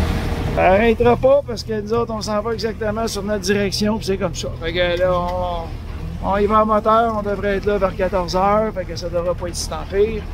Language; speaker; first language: French; native; French